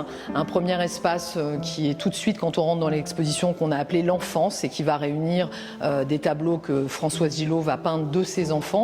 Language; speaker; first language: French; native; French